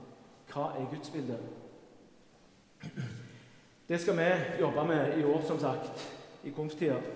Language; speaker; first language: Norwegian; native; Norwegian